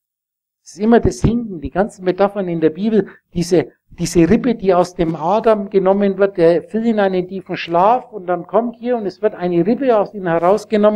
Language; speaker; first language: German; native; German